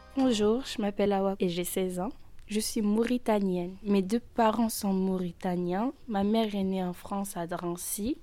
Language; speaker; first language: French; native; French